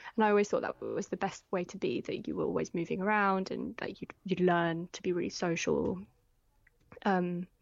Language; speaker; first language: English; native; English